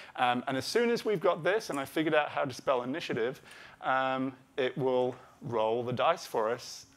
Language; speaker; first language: English; native; English